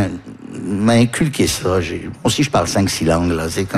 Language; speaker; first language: French; early bilingual, other home language; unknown